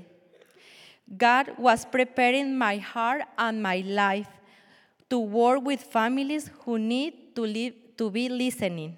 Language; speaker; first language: English; non-native, fluent; Spanish